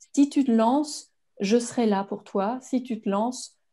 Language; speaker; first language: French; native; French